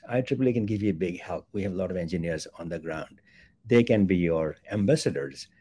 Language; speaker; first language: English; non-native, local second language; Bangla